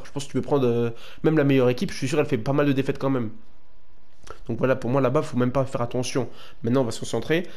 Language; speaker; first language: French; native; French